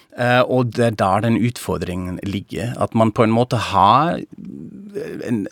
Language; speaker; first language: Norwegian; non-native, fluent; German